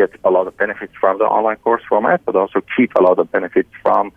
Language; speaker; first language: English; non-native, fluent; Persian